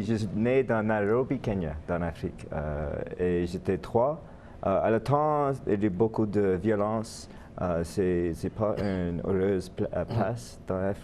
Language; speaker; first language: French; non-native, learner; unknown